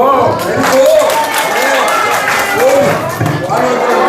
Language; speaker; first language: English; non-native, learner; Korean